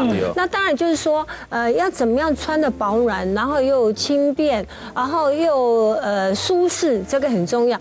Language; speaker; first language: Chinese; native; Chinese